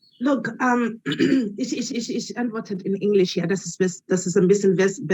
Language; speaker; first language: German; non-native, learner; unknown